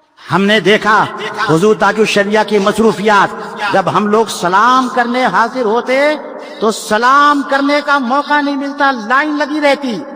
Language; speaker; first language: Urdu; native; Urdu